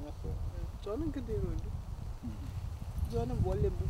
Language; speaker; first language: Korean; non-native, fluent; German